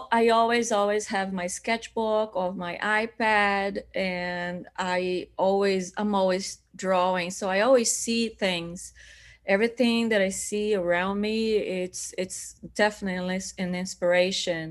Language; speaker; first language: English; non-native, fluent; Portuguese